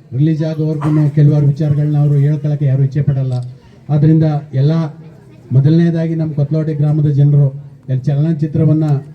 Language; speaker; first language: Kannada; native; Kannada